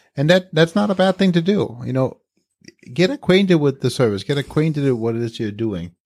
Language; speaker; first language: English; non-native, fluent; Danish